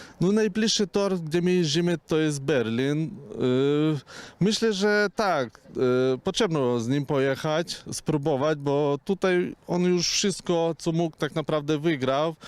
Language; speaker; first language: Polish; non-native, fluent; Ukrainian